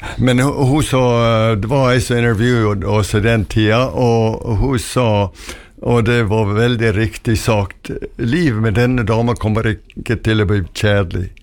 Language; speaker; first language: Norwegian; native; Norwegian